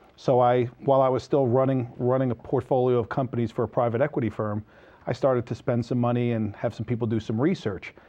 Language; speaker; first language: English; native; English